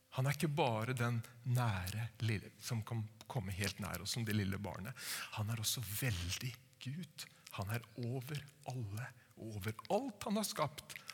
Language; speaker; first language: Norwegian; native; Norwegian